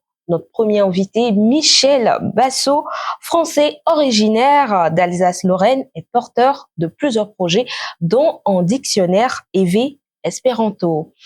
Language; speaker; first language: French; native; French